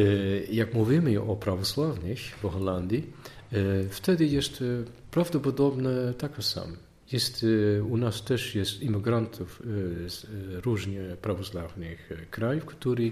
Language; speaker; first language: Polish; non-native, learner; Dutch